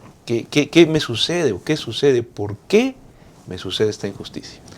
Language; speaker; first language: Spanish; native; Spanish